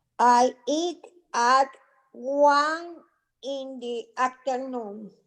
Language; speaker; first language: English; non-native, learner; Spanish